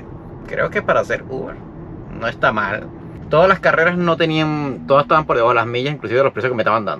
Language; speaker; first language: Spanish; native; Spanish